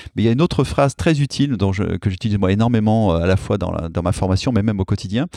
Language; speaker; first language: French; native; French